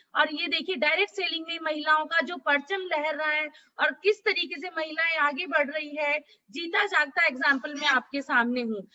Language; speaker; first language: Hindi; native; Hindi